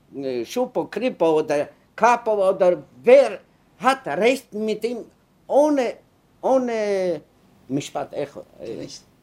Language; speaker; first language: German; non-native, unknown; Yiddish